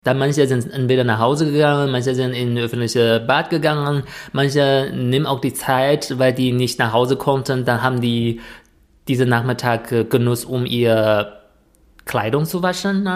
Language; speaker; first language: German; non-native, fluent; Chinese